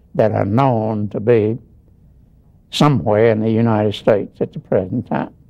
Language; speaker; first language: English; native; English